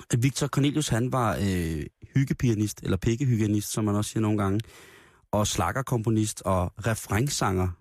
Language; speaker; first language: Danish; native; Danish